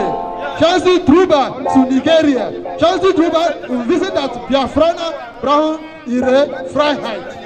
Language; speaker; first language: German; non-native, fluent; Igbo